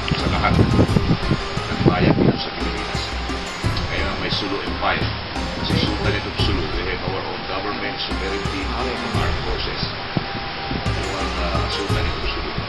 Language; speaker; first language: Filipino; non-native, local second language; Tausug